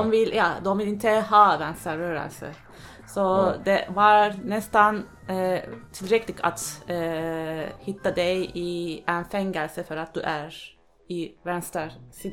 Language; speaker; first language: Swedish; non-native, fluent; Turkish